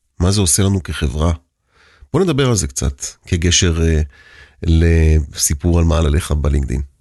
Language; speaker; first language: Hebrew; native; Hebrew